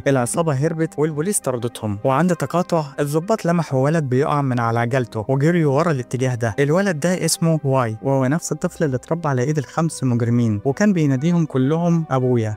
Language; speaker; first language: Arabic; native; Arabic